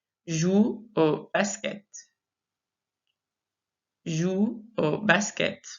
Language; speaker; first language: French; non-native, fluent; English